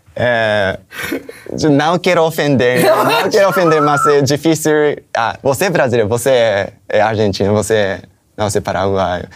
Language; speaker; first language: Portuguese; non-native, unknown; Japanese